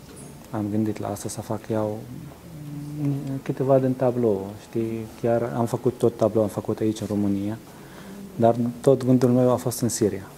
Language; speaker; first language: Romanian; non-native, learner; Arabic